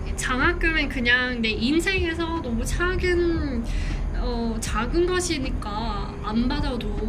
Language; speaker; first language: Korean; non-native, fluent; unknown